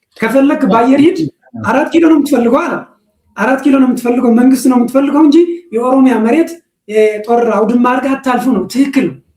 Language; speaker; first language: Amharic; non-native, local second language; Tigrinya